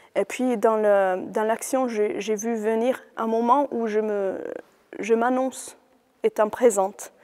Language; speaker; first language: French; non-native, fluent; Hungarian